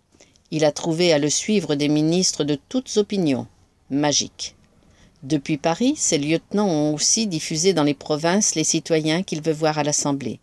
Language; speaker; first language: French; native; French